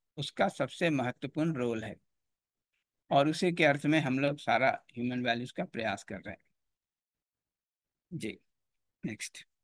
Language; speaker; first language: Hindi; native; Hindi